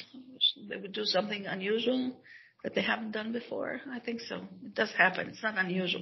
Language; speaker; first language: English; non-native, fluent; Hebrew